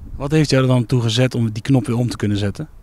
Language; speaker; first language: Dutch; native; Dutch